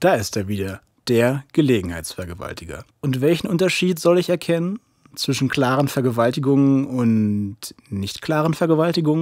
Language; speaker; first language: German; native; German